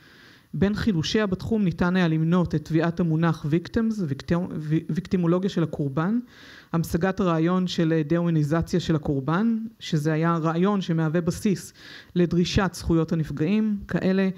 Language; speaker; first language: Hebrew; native; Hebrew